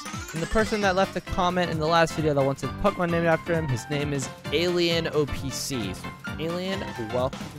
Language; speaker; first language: English; native; English